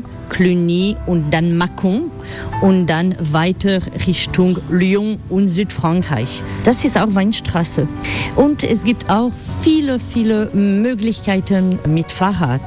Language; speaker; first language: German; non-native, fluent; French